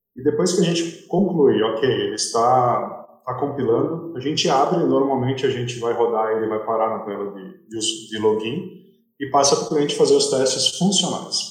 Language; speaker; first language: Portuguese; native; Portuguese